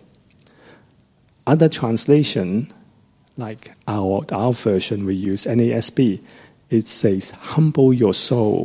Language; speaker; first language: English; non-native, local second language; Cantonese